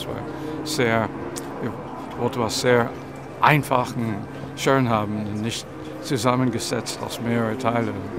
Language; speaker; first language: German; non-native, fluent; English